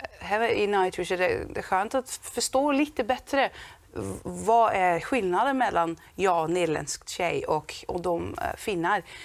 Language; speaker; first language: Swedish; non-native, fluent; Dutch